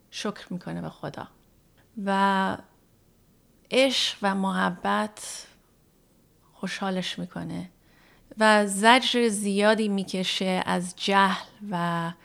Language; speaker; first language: Persian; early bilingual, heritage; Persian